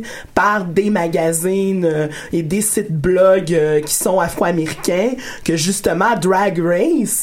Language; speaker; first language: French; native; French